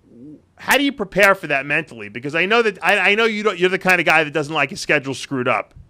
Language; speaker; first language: English; native; English